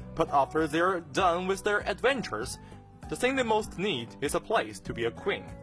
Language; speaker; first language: English; non-native, learner; Chinese